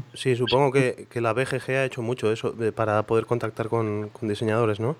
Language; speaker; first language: Spanish; non-native, local second language; Catalan